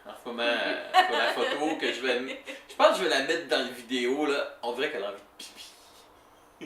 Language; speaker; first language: French; native; French